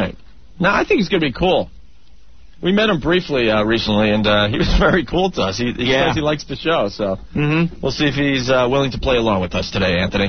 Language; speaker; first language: English; native; English